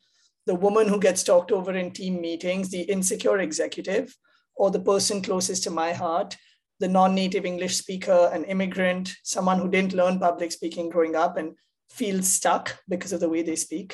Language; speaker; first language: English; non-native, local second language; Hindi